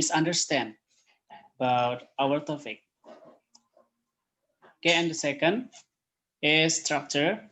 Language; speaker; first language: English; non-native, learner; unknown